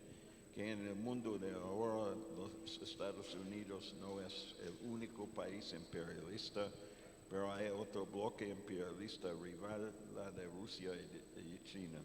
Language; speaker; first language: Spanish; non-native, fluent; English